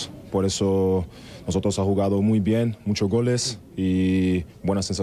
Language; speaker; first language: Spanish; non-native, fluent; German